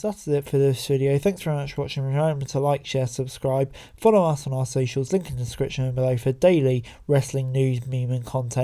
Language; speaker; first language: English; native; English